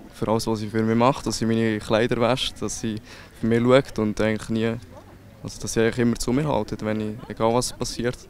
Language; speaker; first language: German; native; German